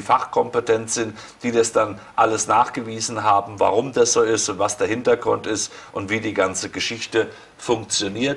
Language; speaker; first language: German; native; German